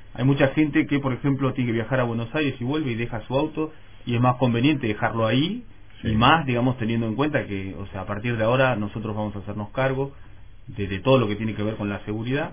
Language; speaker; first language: Spanish; native; Spanish